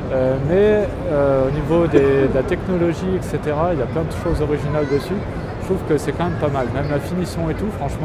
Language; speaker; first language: French; native; French